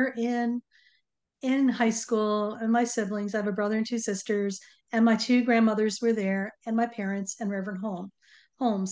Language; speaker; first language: English; native; English